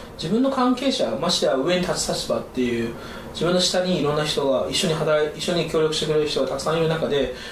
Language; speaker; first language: Japanese; non-native, fluent; Chinese